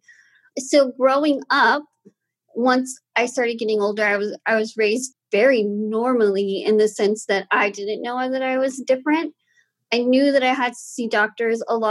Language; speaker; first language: English; native; English